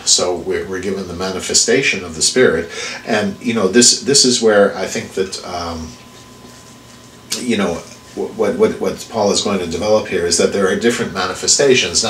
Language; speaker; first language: English; native; English